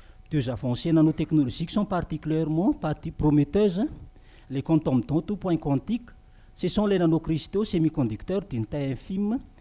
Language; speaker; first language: French; non-native, local second language; Malagasy